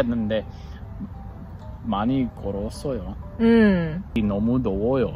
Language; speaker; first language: Korean; non-native, learner; English